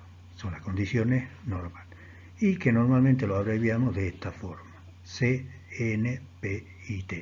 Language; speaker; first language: Spanish; native; Spanish